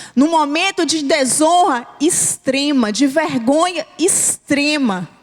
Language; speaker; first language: Portuguese; native; Portuguese